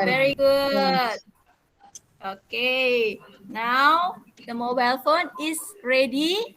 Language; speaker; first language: English; non-native, fluent; Indonesian